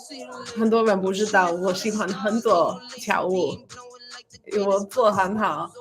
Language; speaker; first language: Chinese; non-native, learner; English